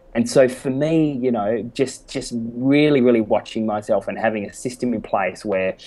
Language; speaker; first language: English; native; English